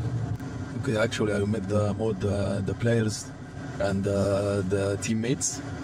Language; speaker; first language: English; non-native, fluent; Arabic